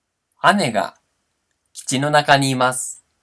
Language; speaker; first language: Japanese; non-native, fluent; Portuguese